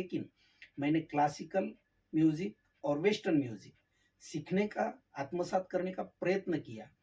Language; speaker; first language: Hindi; non-native, local second language; Marathi